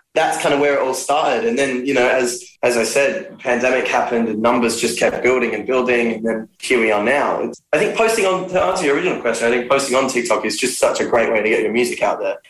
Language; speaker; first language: English; native; English